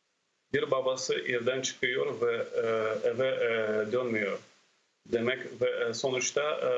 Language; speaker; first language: Turkish; non-native, fluent; Ukrainian